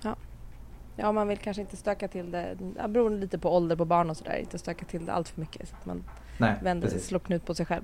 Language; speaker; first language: Swedish; native; Swedish